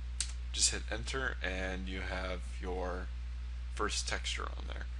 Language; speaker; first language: English; native; English